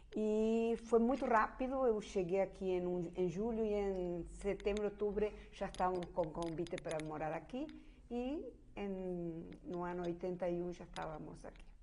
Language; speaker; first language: Portuguese; non-native, fluent; Spanish